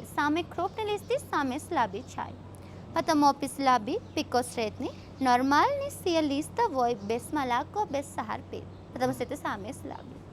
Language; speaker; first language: Russian; non-native, learner; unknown